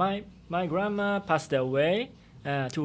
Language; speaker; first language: English; non-native, learner; Japanese